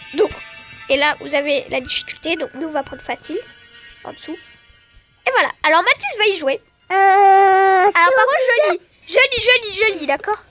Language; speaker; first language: French; native; French